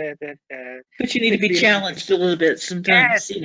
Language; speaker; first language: English; native; English